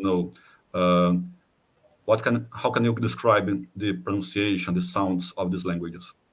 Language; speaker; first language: English; non-native, fluent; Portuguese